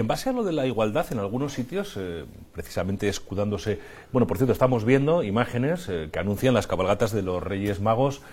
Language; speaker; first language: Spanish; native; Spanish